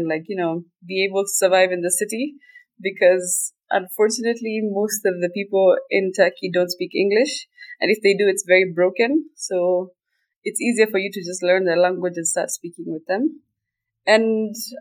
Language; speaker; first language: English; non-native, local second language; Somali